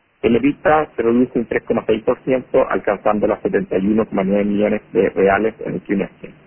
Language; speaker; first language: Spanish; native; Spanish